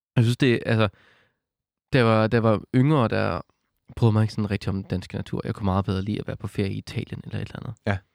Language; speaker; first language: Danish; native; Danish